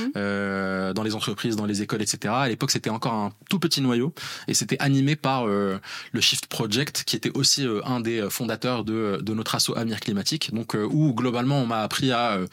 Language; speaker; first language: French; non-native, local second language; Arabic